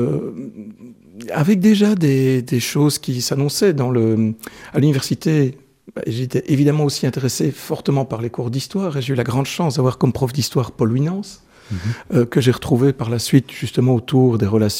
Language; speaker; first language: French; native; French